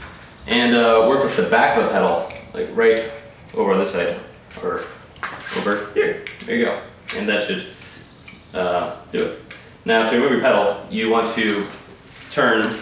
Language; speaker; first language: English; native; English